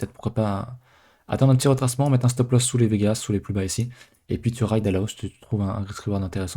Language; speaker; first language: French; native; French